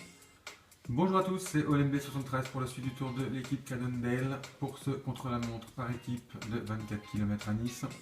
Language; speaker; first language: French; native; French